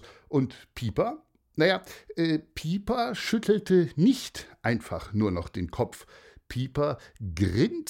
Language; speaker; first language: German; native; German